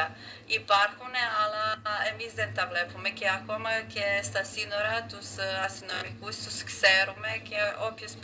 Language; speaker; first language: Greek; non-native, fluent; Serbian